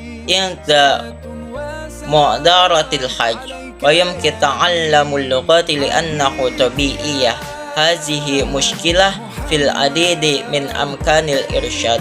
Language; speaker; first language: Arabic; non-native, learner; Indonesian